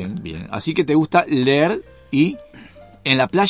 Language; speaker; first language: Spanish; native; Spanish